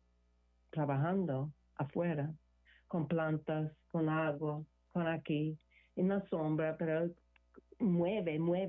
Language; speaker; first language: Spanish; non-native, learner; English